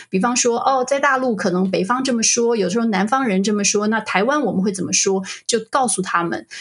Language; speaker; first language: Chinese; native; Chinese